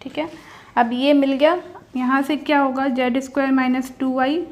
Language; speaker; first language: Hindi; native; Hindi